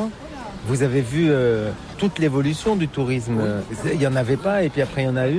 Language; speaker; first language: French; native; French